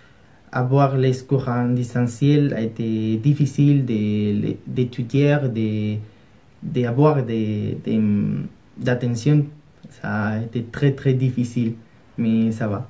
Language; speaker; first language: French; non-native, learner; Spanish